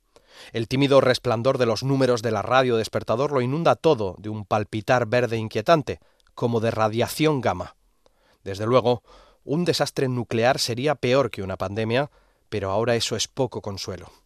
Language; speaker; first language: Spanish; native; Spanish